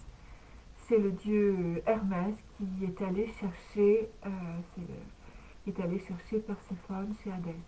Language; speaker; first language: French; native; French